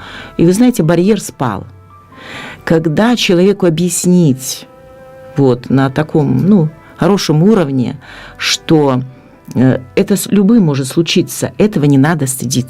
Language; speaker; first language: Russian; native; Russian